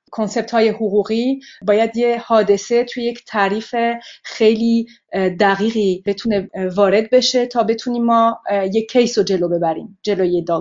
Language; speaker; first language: Persian; early bilingual, heritage; Persian